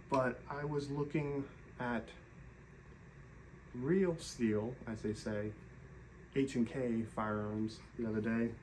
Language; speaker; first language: English; native; English